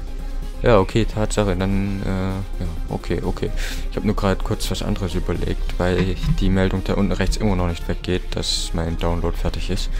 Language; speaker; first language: German; native; German